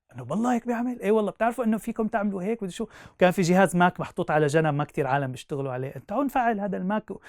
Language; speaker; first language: Arabic; native; Arabic